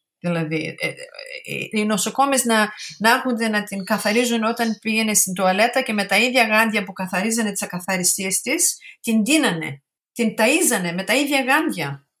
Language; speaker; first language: Greek; early bilingual, heritage; Greek